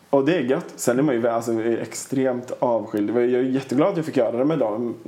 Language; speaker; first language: Swedish; native; Swedish